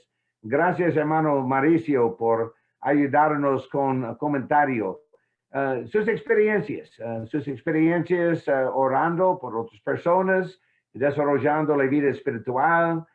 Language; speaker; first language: Spanish; non-native, fluent; English